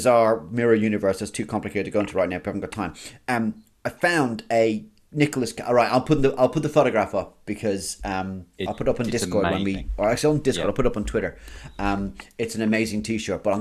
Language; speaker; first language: English; native; English